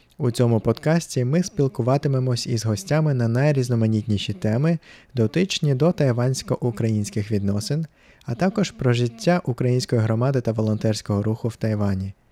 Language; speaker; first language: Ukrainian; native; Ukrainian